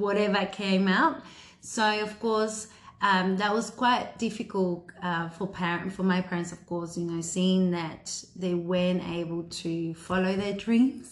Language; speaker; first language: English; early bilingual, other home language; Spanish